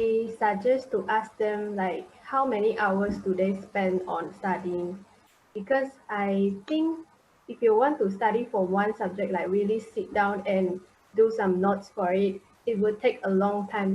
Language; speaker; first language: English; non-native, local second language; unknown